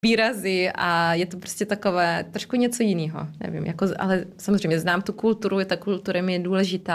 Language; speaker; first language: Czech; early bilingual, heritage; Czech